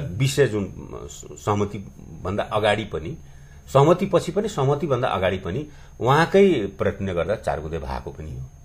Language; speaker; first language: Nepali; non-native, local second language; Bhojpuri